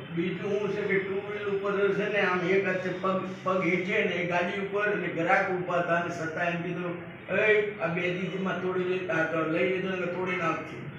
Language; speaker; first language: Gujarati; non-native, local second language; Sindhi